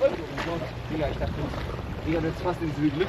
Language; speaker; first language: German; native; German